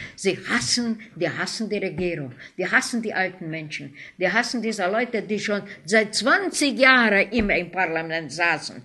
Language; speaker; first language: German; non-native, fluent; Hungarian